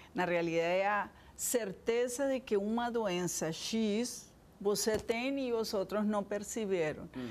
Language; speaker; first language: Portuguese; non-native, fluent; Spanish